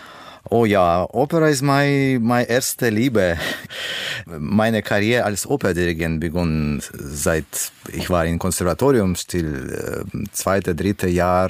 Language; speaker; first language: German; non-native, learner; Russian